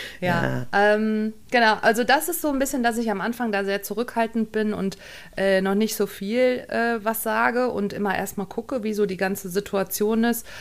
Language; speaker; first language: German; native; German